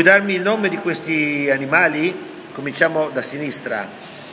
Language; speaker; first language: Italian; native; Italian